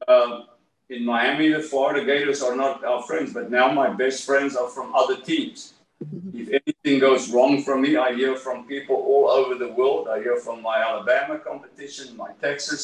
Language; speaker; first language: English; native; English